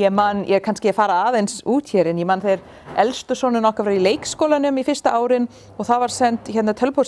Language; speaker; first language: Icelandic; non-native, learner; English